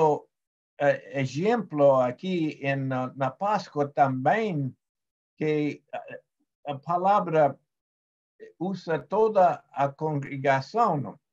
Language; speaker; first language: Portuguese; non-native, fluent; Spanish